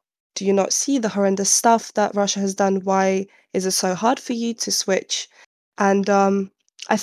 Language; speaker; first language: English; non-native, fluent; Ukrainian